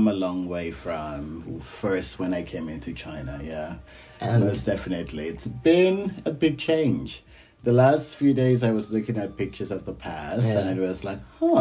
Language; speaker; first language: English; non-native, local second language; Yoruba